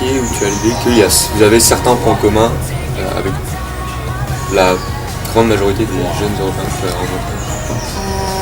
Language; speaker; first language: French; native; French